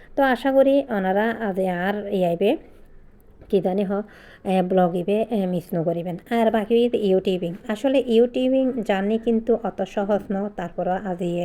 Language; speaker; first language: Bangla; native; Bangla